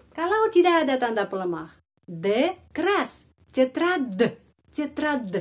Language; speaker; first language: Indonesian; non-native, fluent; Russian